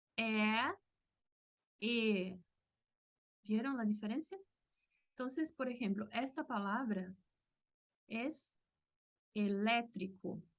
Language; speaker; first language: Spanish; non-native, fluent; Portuguese